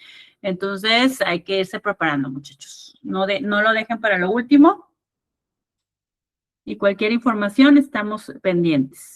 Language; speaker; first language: Spanish; native; Spanish